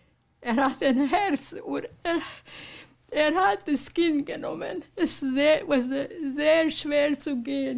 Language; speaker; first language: German; non-native, learner; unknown